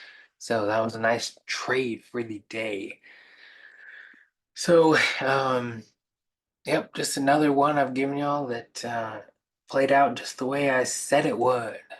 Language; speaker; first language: English; native; English